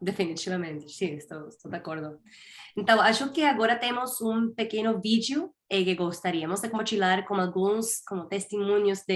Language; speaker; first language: Portuguese; non-native, fluent; Spanish